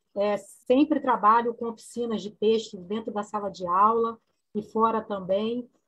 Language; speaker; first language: Portuguese; native; Portuguese